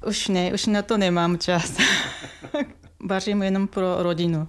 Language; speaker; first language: Czech; non-native, fluent; Japanese